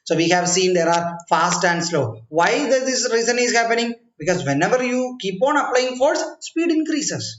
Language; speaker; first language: English; non-native, local second language; Malayalam